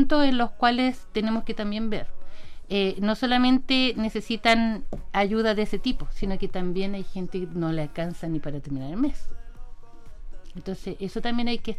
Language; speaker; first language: Spanish; native; Spanish